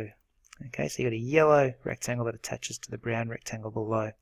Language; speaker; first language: English; native; English